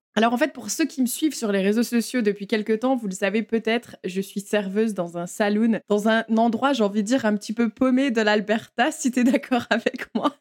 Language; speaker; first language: French; native; French